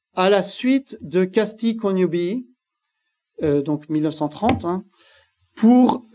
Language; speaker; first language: French; native; French